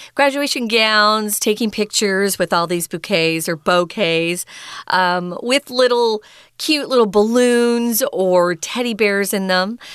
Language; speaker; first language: English; native; English